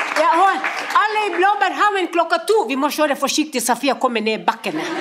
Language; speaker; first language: Norwegian; non-native, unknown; Somali